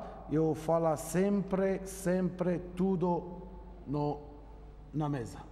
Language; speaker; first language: Portuguese; non-native, fluent; Romanian